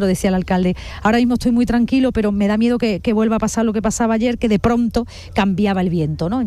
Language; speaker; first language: Spanish; native; Spanish